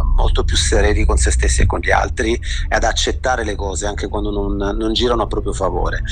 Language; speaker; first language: Italian; native; Italian